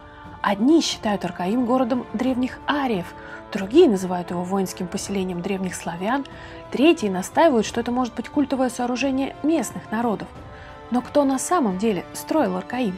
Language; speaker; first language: Russian; native; Russian